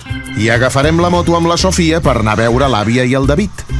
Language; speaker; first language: Catalan; native; Catalan